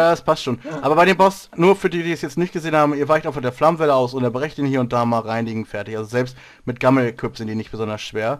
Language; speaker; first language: German; native; German